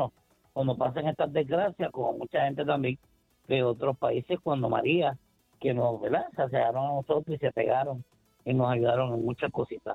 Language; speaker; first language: Spanish; native; Spanish